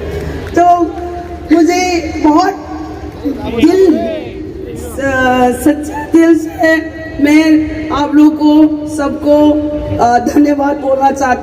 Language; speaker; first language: Hindi; non-native, local second language; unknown